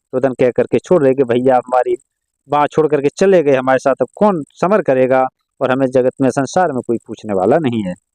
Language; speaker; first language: Hindi; native; Hindi